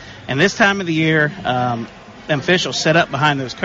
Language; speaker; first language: English; native; English